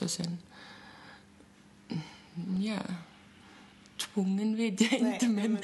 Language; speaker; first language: Swedish; non-native, fluent; German